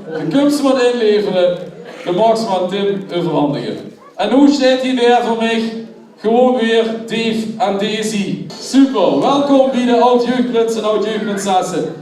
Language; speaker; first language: Dutch; non-native, local second language; Limburgish